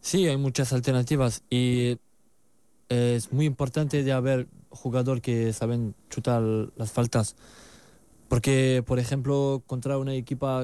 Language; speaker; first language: Spanish; non-native, learner; French